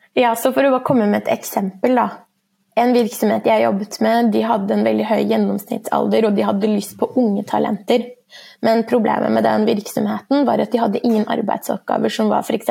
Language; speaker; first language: Norwegian; early bilingual, other home language; Persian